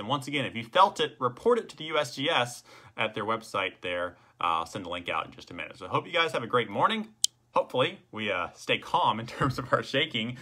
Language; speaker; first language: English; native; English